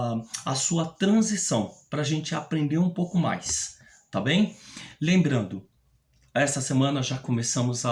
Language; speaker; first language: Portuguese; native; Portuguese